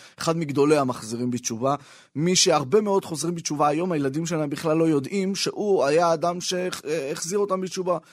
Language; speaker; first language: Hebrew; native; Hebrew